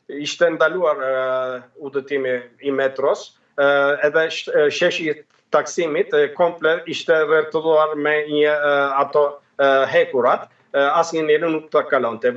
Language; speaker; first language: Albanian; early bilingual, heritage; Albanian